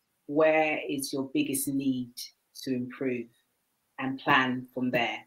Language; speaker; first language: English; native; English